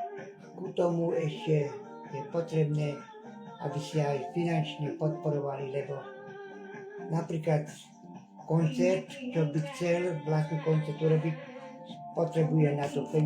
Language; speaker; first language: Slovak; non-native, local second language; Hungarian